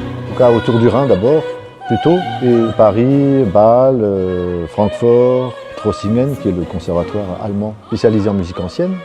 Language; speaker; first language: French; native; French